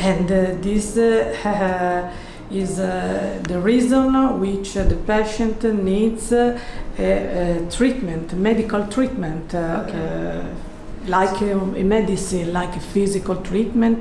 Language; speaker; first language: English; non-native, learner; Italian